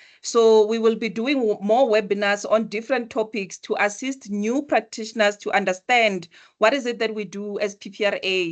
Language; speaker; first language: English; non-native, local second language; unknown